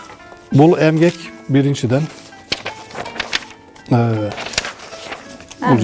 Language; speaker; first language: Kyrgyz; non-native, fluent; Turkish